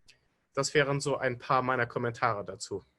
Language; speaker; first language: German; native; German